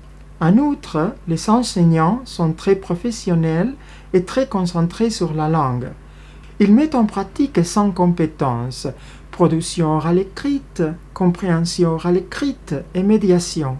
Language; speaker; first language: French; non-native, fluent; Spanish